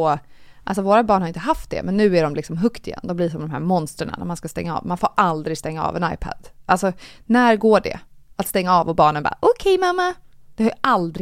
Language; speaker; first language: Swedish; native; Swedish